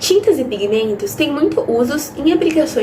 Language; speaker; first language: Portuguese; native; Portuguese